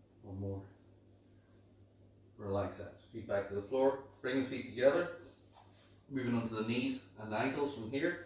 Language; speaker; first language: English; native; English